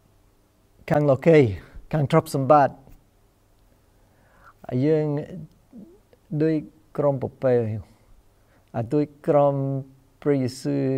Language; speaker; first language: Khmer; non-native, fluent; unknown